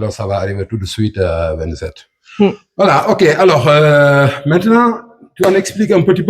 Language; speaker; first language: French; non-native, local second language; Wolof